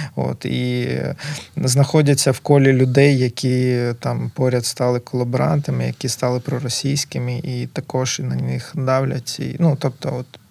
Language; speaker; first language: Ukrainian; native; Ukrainian